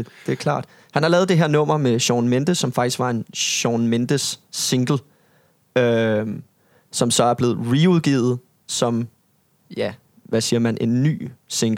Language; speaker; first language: Danish; native; Danish